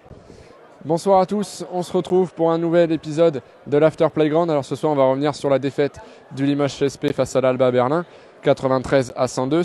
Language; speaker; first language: French; native; French